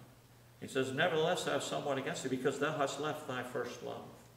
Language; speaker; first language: English; native; English